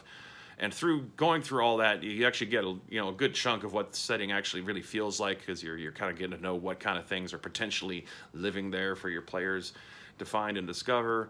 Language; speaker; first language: English; native; English